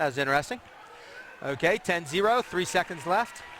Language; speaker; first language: English; native; English